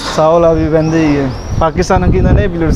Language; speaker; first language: Turkish; non-native, learner; Urdu